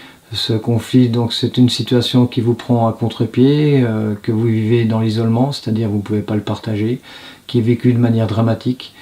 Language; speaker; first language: French; native; French